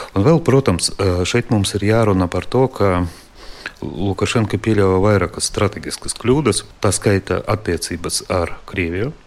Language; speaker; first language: Latvian; non-native, local second language; Russian